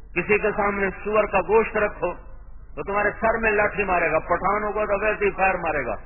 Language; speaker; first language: Urdu; non-native, local second language; Punjabi